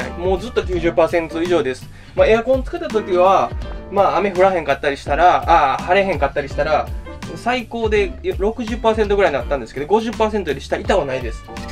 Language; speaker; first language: Japanese; native; Japanese